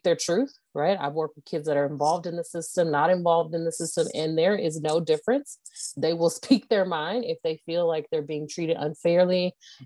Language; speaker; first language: English; native; English